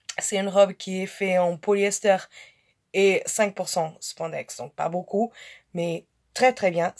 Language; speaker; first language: French; non-native, fluent; Portuguese